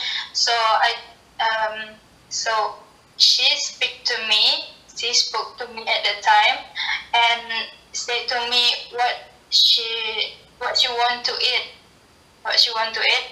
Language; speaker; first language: English; non-native, learner; Indonesian